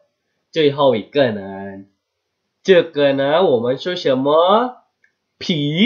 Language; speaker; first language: Chinese; non-native, fluent; Indonesian